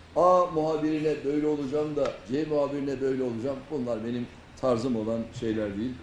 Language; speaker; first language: Turkish; native; Turkish